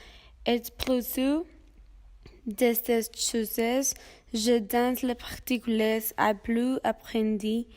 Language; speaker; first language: French; non-native, learner; Spanish